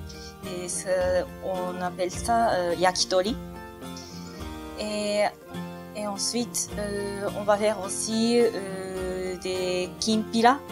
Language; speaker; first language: French; non-native, learner; Japanese